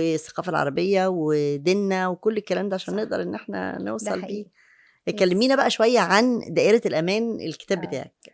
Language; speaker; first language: Arabic; native; Arabic